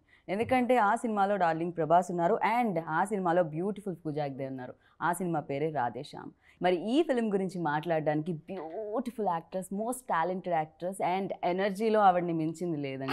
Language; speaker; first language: Telugu; native; Telugu